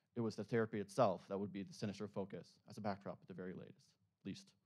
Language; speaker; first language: English; native; English